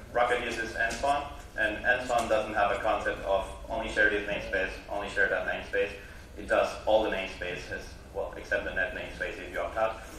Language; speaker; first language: English; non-native, fluent; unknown